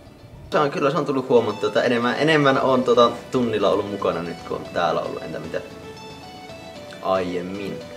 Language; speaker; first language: Finnish; native; Finnish